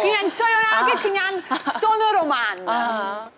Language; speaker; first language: Korean; non-native, learner; Italian